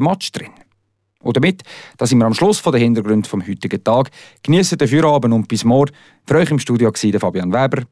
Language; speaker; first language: German; native; German